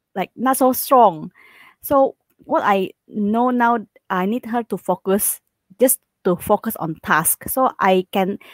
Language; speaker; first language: English; non-native, fluent; Indonesian